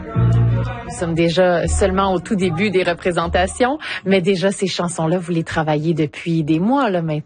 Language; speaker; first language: French; native; French